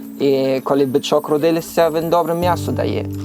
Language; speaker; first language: Ukrainian; non-native, learner; German